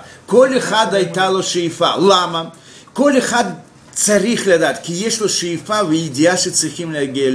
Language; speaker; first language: Hebrew; non-native, fluent; Russian